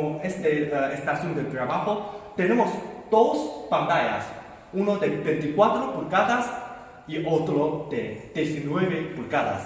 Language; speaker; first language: Spanish; non-native, learner; Chinese